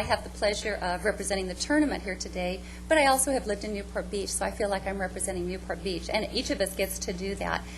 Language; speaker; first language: English; native; English